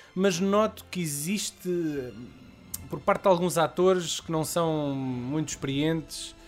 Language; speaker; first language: Portuguese; native; Portuguese